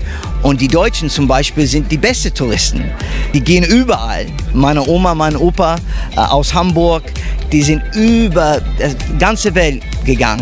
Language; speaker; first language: German; non-native, fluent; English